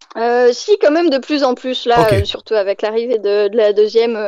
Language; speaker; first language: French; native; French